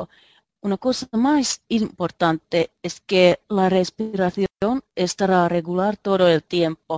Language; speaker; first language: Spanish; non-native, learner; Finnish